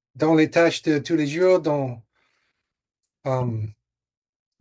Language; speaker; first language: French; non-native, fluent; English